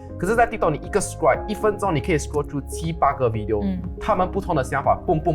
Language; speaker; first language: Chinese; non-native, local second language; English